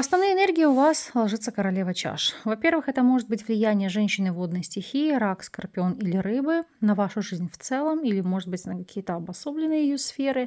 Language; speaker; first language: Russian; native; Russian